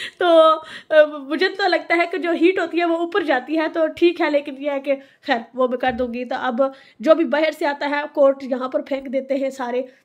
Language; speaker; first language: Urdu; native; Urdu